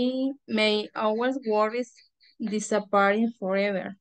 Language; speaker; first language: English; non-native, learner; Spanish